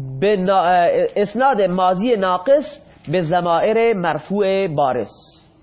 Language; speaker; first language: Persian; non-native, local second language; Baluchi